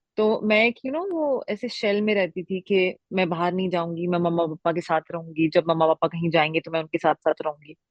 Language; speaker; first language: Hindi; native; Hindi